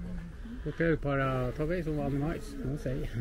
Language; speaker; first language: Portuguese; non-native, learner; Norwegian